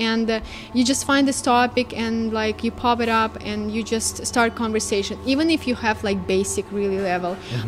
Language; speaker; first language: English; non-native, fluent; Ukrainian